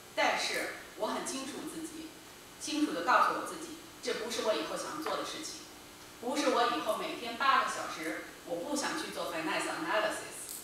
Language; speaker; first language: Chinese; native; Chinese